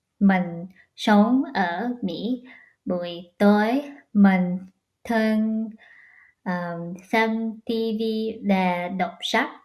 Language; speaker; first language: Vietnamese; non-native, learner; English